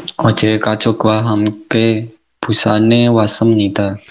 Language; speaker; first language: Korean; non-native, learner; Indonesian